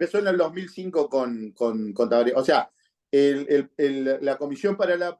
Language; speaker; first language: Spanish; native; Spanish